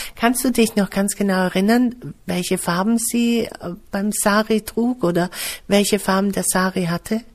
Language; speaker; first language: German; native; German